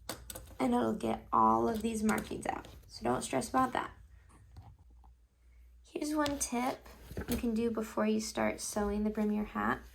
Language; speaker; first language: English; native; English